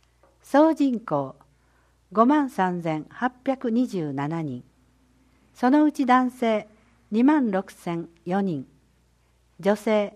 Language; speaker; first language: Japanese; native; Japanese